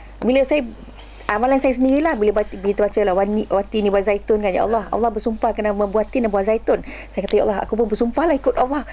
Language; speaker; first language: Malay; native; Malay